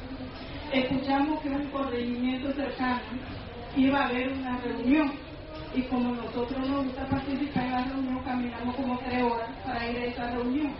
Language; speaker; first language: Spanish; non-native, local second language; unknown